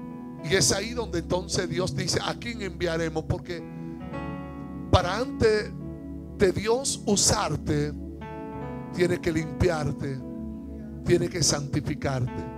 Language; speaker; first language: Spanish; native; Spanish